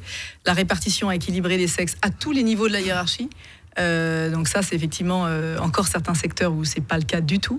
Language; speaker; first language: French; native; French